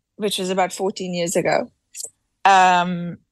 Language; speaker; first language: English; native; English